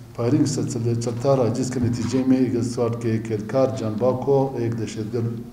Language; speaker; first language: Urdu; non-native, local second language; Baluchi